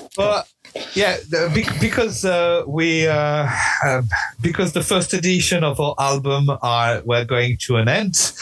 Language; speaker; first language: English; non-native, fluent; French